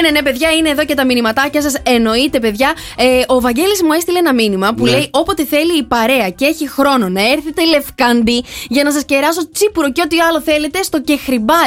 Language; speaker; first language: Greek; native; Greek